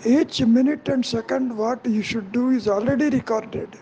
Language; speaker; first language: English; non-native, local second language; Telugu